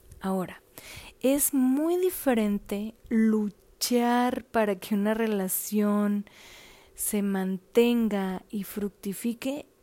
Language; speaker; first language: Spanish; native; Spanish